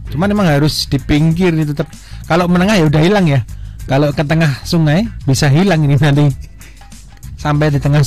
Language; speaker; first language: Indonesian; native; Indonesian